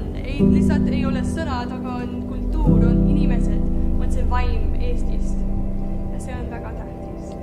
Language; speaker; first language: Estonian; early bilingual, heritage; Estonian